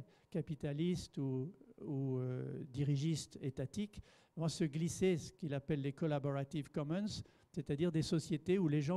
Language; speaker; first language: French; native; French